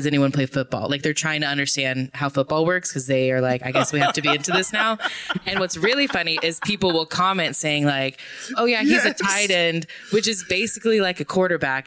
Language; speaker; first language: English; native; English